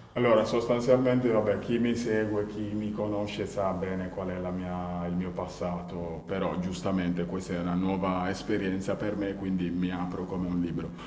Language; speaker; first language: Italian; early bilingual, other home language; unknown